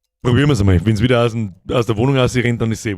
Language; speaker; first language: German; native; German